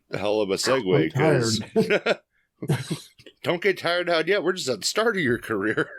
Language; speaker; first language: English; native; English